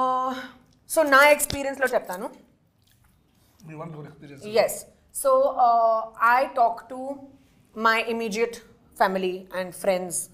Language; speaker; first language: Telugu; non-native, learner; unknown